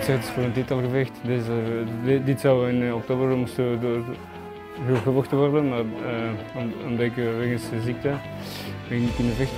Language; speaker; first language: Dutch; non-native, fluent; Armenian